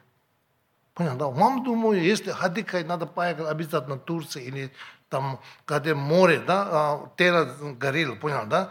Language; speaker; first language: Russian; non-native, learner; Tibetan